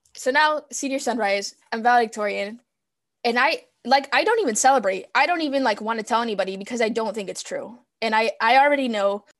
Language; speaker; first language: English; early bilingual, other home language; Spanish